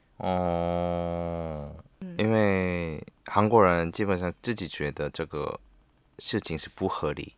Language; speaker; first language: Chinese; non-native, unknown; Korean